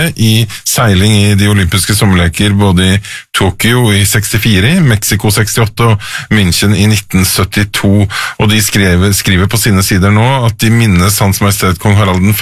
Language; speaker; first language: Norwegian; native; Norwegian